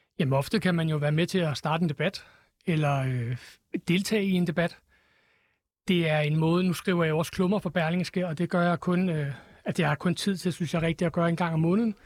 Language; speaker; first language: Danish; native; Danish